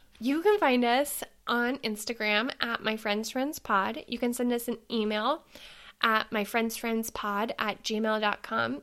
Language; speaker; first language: English; native; English